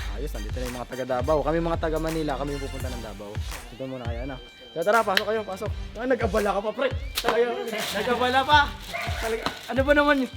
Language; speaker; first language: Filipino; native; Filipino